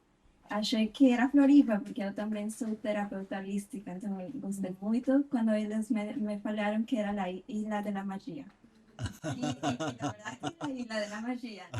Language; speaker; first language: Portuguese; non-native, fluent; Spanish